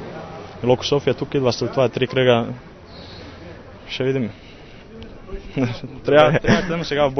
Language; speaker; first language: Bulgarian; non-native, learner; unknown